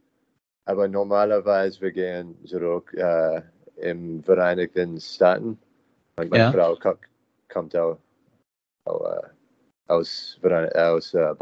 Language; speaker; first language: German; non-native, learner; English